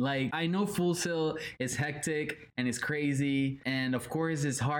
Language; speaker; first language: English; non-native, fluent; Spanish